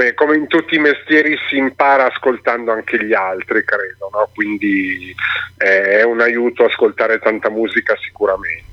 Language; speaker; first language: Italian; native; Italian